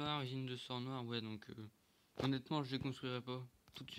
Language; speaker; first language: French; native; French